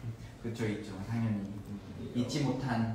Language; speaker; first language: Korean; non-native, learner; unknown